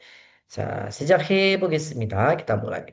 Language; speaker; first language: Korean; non-native, fluent; Indonesian